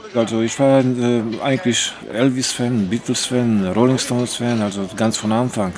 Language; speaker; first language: German; non-native, fluent; Romanian